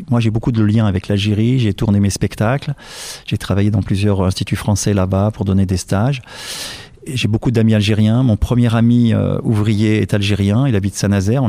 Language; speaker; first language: French; native; French